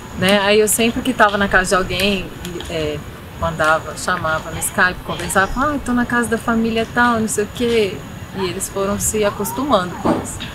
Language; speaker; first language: Portuguese; native; Portuguese